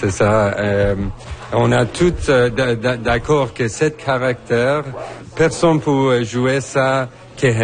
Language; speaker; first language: French; non-native, fluent; Persian